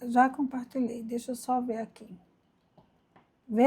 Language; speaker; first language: Portuguese; native; Portuguese